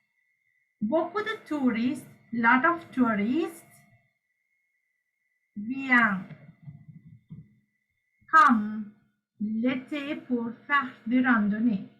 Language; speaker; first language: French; non-native, learner; Sinhala